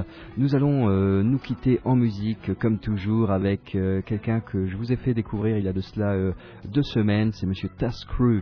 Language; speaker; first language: French; native; French